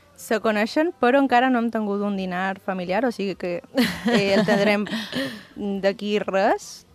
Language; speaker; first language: Catalan; early bilingual, other home language; Spanish